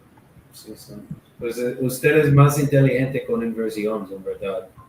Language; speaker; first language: Spanish; non-native, learner; English